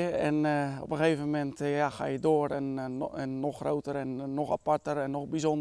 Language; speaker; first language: Dutch; native; Dutch